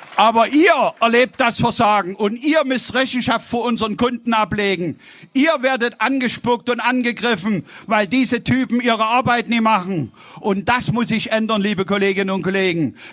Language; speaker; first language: German; native; German